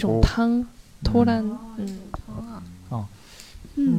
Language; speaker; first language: Korean; non-native, learner; Chinese